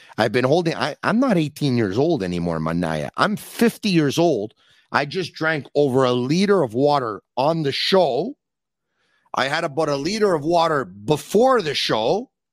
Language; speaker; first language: English; native; English